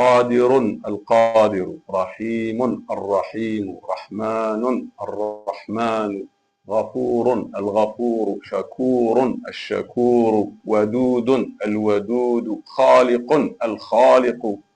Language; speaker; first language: Arabic; non-native, fluent; Malay